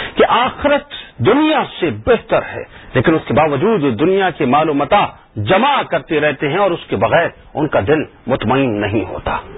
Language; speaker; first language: Urdu; native; Urdu